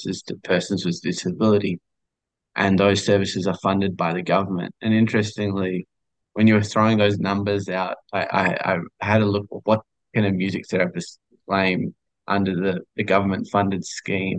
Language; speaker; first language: English; native; English